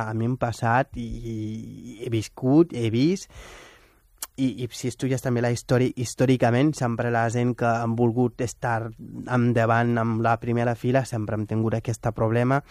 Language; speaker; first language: Catalan; non-native, fluent; Wolof